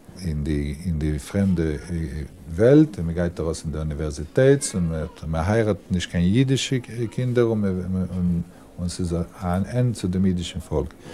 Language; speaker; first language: German; non-native, learner; Yiddish